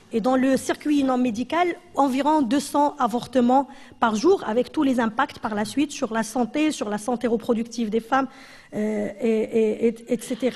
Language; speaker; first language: French; non-native, local second language; Arabic